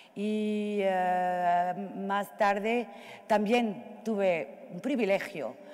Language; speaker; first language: Spanish; non-native, fluent; Arabic